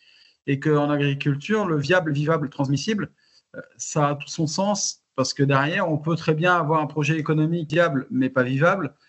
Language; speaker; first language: French; native; French